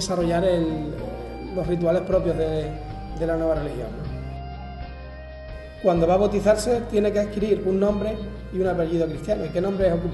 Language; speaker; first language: Spanish; native; Spanish